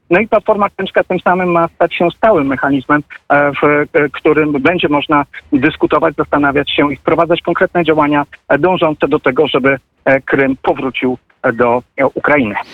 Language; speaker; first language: Polish; native; Polish